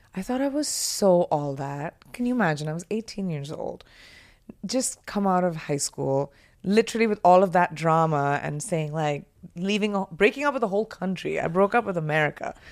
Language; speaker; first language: English; non-native, local second language; Hindi